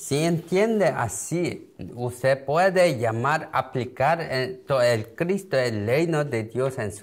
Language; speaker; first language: Spanish; non-native, learner; Korean